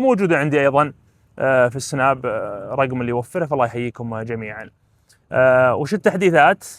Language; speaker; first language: Arabic; native; Arabic